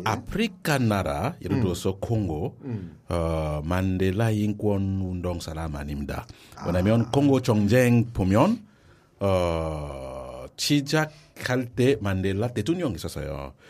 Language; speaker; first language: Korean; non-native, learner; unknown